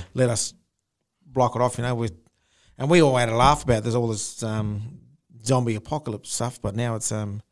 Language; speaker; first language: English; native; English